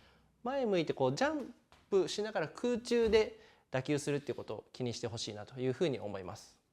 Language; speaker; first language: Japanese; native; Japanese